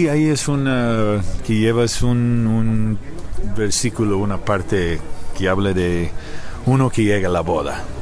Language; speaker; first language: Spanish; non-native, learner; English